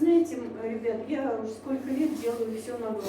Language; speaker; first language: Russian; native; Russian